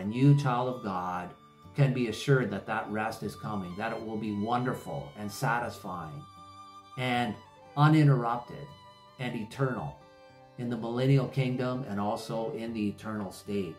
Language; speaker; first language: English; native; English